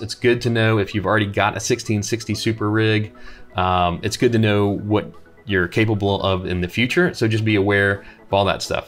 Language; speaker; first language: English; native; English